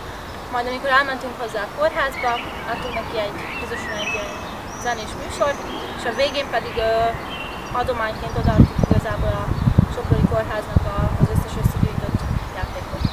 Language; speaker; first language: Hungarian; native; Hungarian